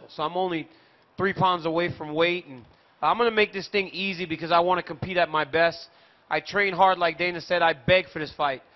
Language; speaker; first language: English; native; English